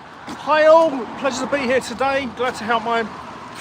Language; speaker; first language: English; native; English